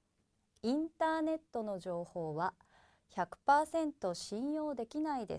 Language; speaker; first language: Japanese; native; Japanese